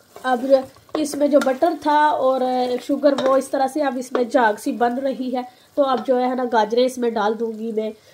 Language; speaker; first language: Urdu; native; Urdu